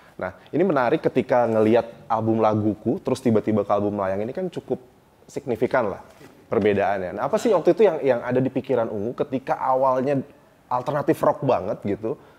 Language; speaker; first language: Indonesian; native; Indonesian